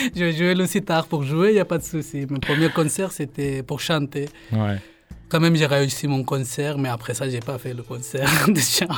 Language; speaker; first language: French; non-native, fluent; Hindi